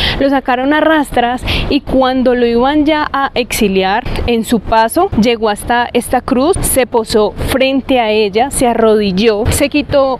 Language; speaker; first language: Spanish; native; Spanish